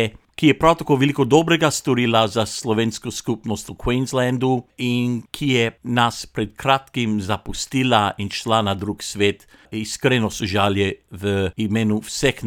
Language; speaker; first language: Slovenian; non-native, local second language; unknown